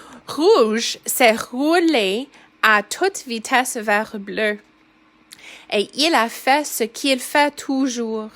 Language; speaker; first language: French; non-native, fluent; English